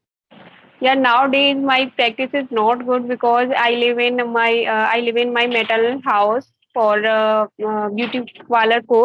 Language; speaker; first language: English; non-native, learner; Hindi